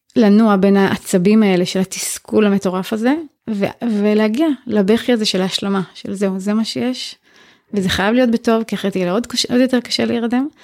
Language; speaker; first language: Hebrew; native; Hebrew